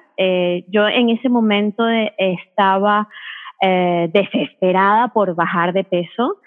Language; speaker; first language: Spanish; native; Spanish